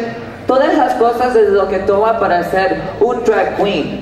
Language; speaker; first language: Spanish; early bilingual, heritage; Spanish